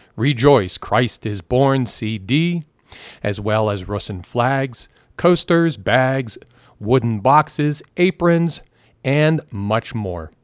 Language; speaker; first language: English; native; English